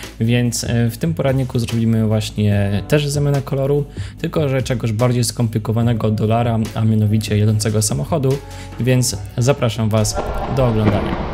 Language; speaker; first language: Polish; native; Polish